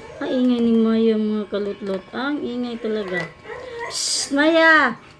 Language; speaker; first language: Filipino; native; Filipino